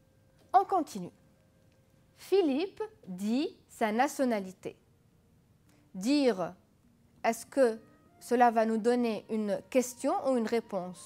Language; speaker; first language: French; non-native, fluent; Arabic